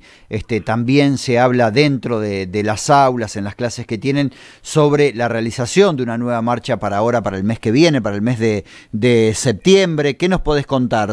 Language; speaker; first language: Spanish; native; Spanish